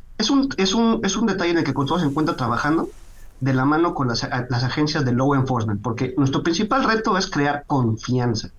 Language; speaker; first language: Spanish; native; Spanish